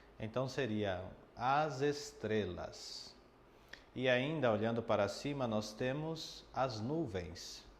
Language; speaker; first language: Portuguese; non-native, fluent; Guarani